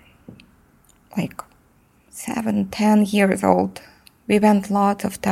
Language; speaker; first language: English; non-native, fluent; Russian